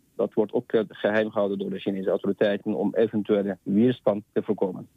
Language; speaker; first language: Dutch; non-native, fluent; Uyghur